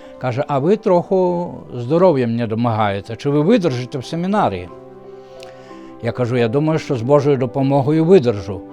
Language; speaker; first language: Ukrainian; non-native, fluent; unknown